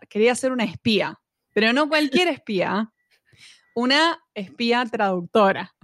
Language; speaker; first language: Spanish; native; Spanish